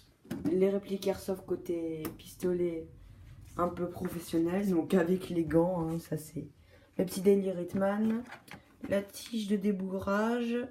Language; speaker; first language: French; native; French